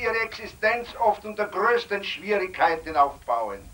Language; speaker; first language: German; native; German